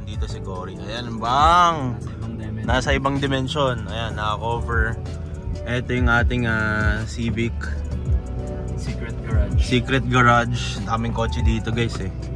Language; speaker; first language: Filipino; native; Filipino